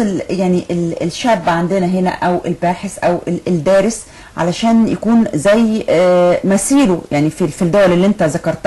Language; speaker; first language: Arabic; native; Arabic